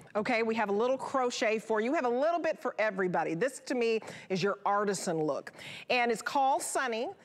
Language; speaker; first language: English; native; English